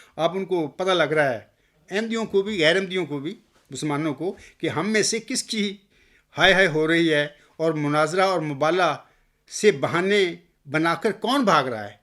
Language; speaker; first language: Urdu; non-native, local second language; Punjabi